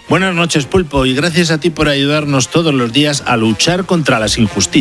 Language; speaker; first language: Spanish; native; Spanish